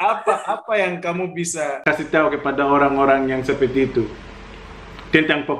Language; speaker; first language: Indonesian; non-native, fluent; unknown